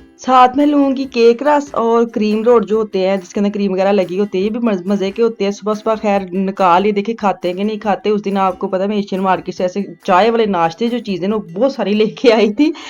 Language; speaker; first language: Urdu; non-native, local second language; Punjabi